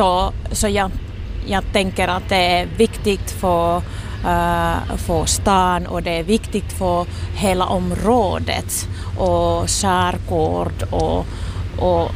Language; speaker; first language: Swedish; non-native, local second language; Finnish